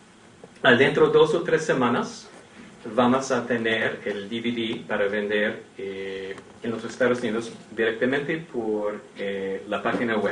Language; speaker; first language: Spanish; non-native, fluent; English